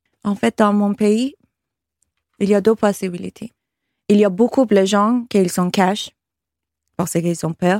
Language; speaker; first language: French; non-native, learner; Persian